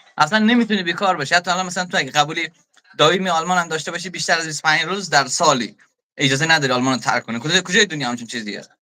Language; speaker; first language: Persian; native; Persian